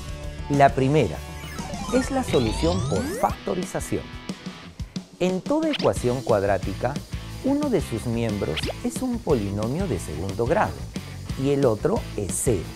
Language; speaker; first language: Spanish; native; Spanish